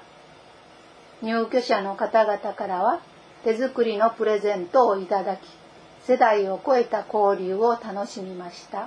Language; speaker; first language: Japanese; native; Japanese